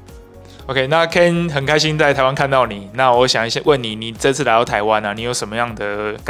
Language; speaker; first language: Chinese; native; Chinese